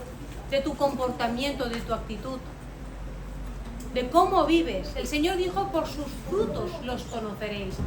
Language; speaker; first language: Spanish; native; Spanish